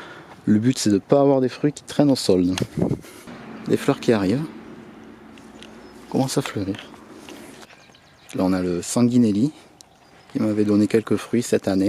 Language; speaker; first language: French; native; French